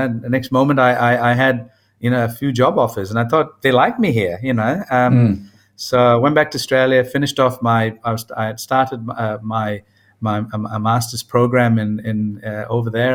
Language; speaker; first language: English; non-native, local second language; Tamil